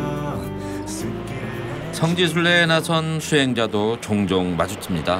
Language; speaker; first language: Korean; native; Korean